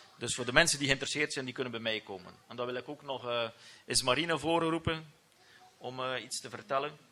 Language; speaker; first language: Dutch; native; Dutch